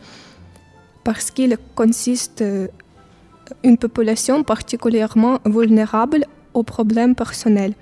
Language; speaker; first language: French; non-native, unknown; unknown